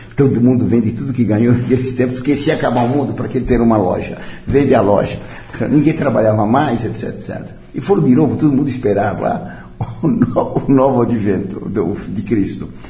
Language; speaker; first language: Portuguese; early bilingual, other home language; Italian